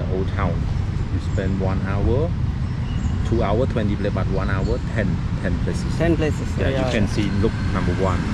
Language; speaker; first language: English; non-native, learner; Khmer